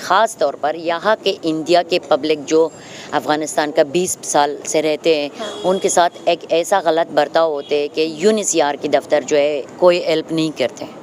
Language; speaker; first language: Hindi; non-native, fluent; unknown